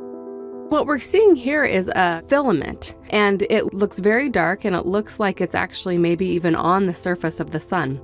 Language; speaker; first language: English; native; English